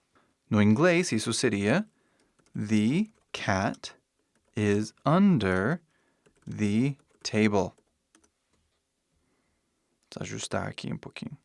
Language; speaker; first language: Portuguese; non-native, fluent; English